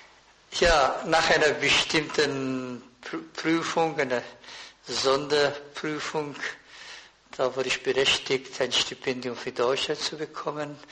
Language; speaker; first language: German; non-native, fluent; Persian